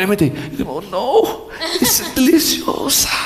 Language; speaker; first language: Spanish; non-native, learner; English